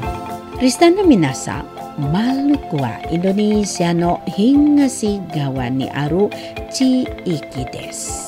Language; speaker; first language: Japanese; non-native, fluent; Indonesian